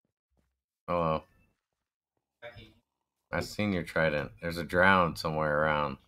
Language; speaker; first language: English; native; English